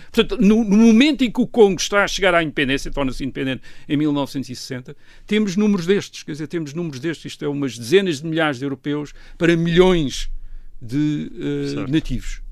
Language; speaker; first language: Portuguese; native; Portuguese